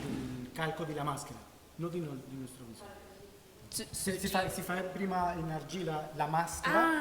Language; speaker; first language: Italian; non-native, learner; Spanish